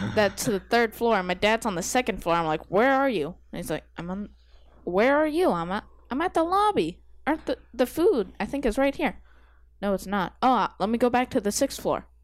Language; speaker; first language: English; native; English